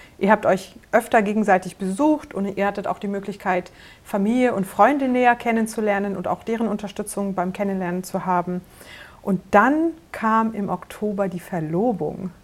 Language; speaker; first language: German; native; German